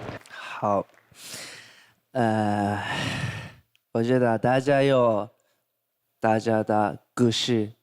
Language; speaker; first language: Chinese; non-native, fluent; Thai